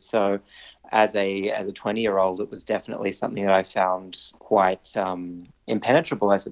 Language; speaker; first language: English; native; English